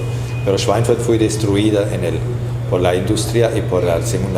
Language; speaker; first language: Spanish; non-native, fluent; German